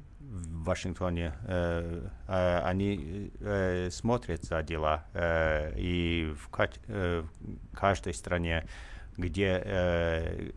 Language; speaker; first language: Russian; non-native, fluent; English